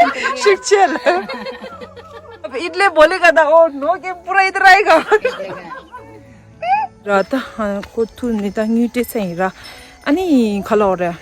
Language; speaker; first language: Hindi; non-native, local second language; Tibetan